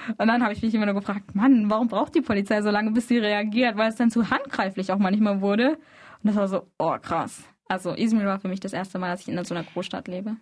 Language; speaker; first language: German; early bilingual, other home language; Arabic